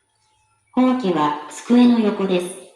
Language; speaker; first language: Japanese; non-native, learner; Indonesian